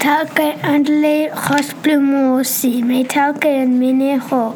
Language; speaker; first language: French; non-native, learner; English